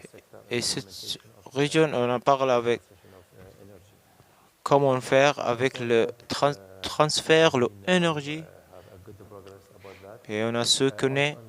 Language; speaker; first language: French; non-native, learner; Arabic